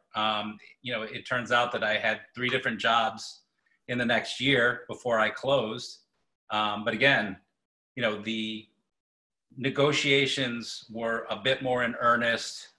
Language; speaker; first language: English; native; English